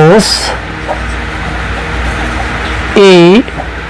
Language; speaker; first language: Spanish; non-native, fluent; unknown